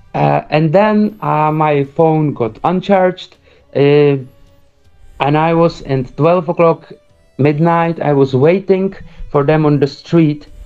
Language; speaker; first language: English; early bilingual, other home language; Czech